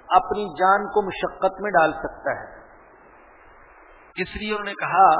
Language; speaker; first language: Urdu; non-native, local second language; Punjabi